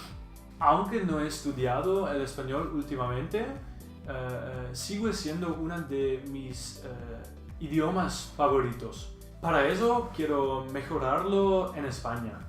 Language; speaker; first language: Spanish; non-native, learner; Dutch